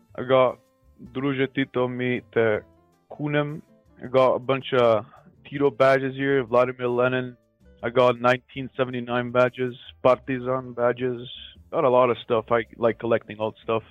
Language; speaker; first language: English; non-native, fluent; Macedonian